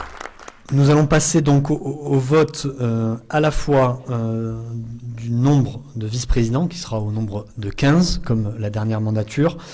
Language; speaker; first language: French; native; French